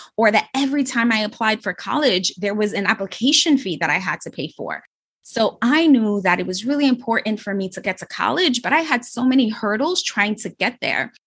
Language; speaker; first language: English; native; English